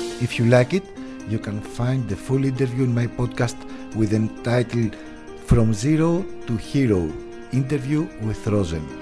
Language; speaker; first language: English; non-native, fluent; Greek